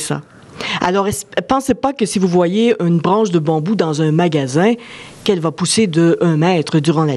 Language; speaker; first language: French; native; French